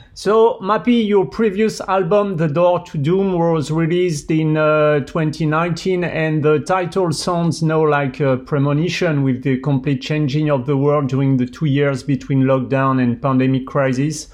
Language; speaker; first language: English; non-native, fluent; French